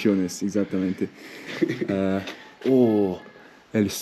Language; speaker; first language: Spanish; non-native, learner; French